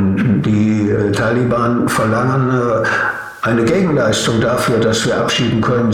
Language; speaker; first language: German; native; German